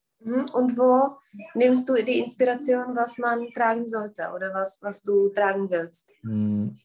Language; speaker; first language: German; non-native, fluent; Czech